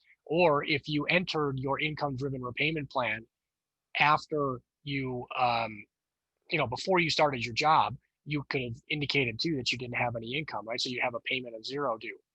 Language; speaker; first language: English; native; English